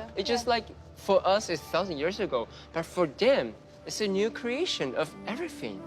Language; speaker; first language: English; non-native, fluent; Chinese